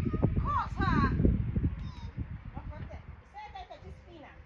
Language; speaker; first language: Italian; non-native, learner; Filipino